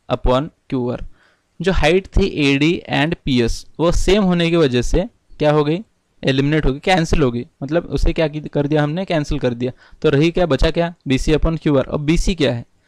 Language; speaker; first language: Hindi; non-native, local second language; Marathi